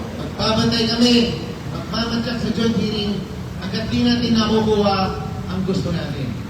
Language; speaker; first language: Filipino; native; Filipino